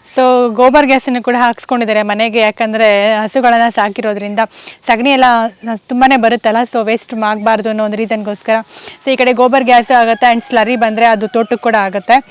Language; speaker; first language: Kannada; native; Kannada